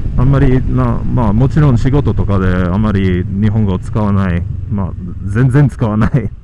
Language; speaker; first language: Japanese; non-native, learner; English